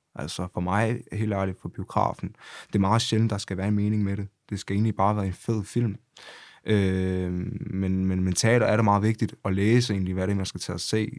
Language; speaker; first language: Danish; early bilingual, other home language; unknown